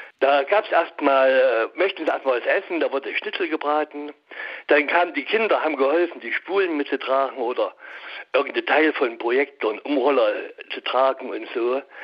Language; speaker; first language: German; native; German